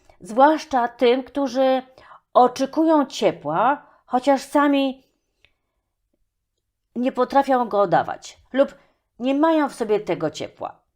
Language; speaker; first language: Polish; native; Polish